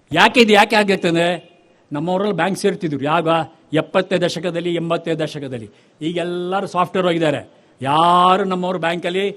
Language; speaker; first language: Kannada; native; Kannada